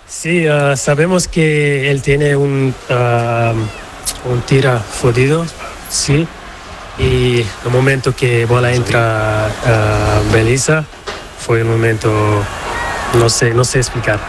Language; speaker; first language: Spanish; non-native, learner; Portuguese